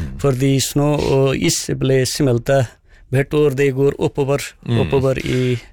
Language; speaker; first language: Norwegian; non-native, fluent; Nepali